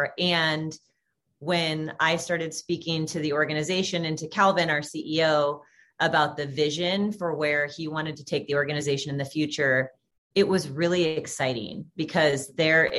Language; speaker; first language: English; native; English